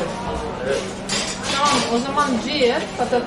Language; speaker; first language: Turkish; non-native, fluent; Russian